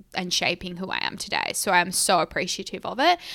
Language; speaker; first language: English; native; English